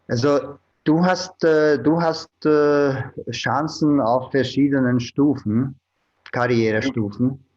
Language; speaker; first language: German; non-native, fluent; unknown